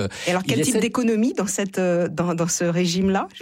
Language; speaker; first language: French; native; French